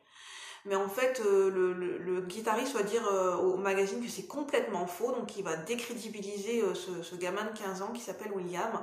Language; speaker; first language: French; native; French